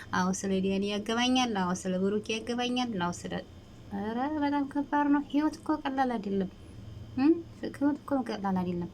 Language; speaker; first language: Amharic; native; Amharic